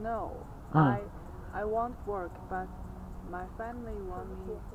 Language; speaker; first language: English; non-native, learner; Chinese